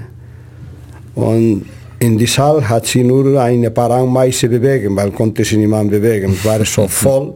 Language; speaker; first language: German; non-native, learner; Spanish